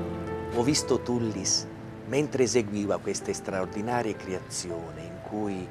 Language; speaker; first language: Italian; native; Italian